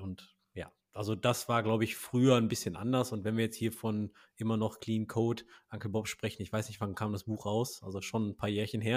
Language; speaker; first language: German; native; German